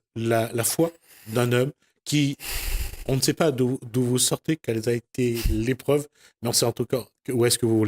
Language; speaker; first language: French; native; French